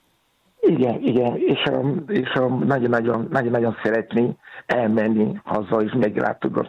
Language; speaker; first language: Hungarian; non-native, learner; Yoruba